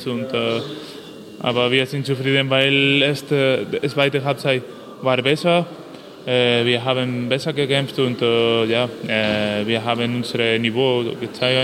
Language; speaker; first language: German; non-native, learner; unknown